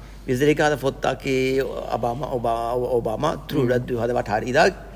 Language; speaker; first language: Norwegian; non-native, fluent; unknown